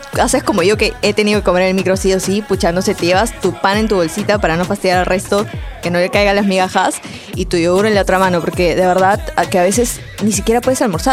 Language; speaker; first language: Spanish; native; Spanish